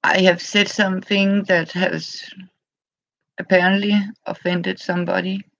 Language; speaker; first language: English; non-native, fluent; Danish